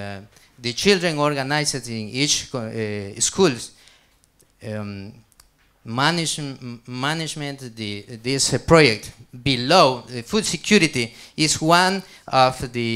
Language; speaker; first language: English; non-native, learner; Spanish